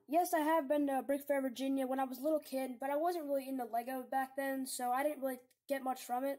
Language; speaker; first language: English; native; English